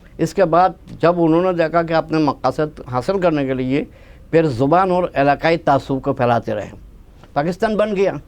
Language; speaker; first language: Urdu; non-native, local second language; Bangla